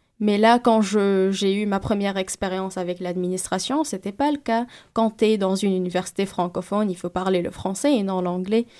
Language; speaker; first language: French; non-native, local second language; Arabic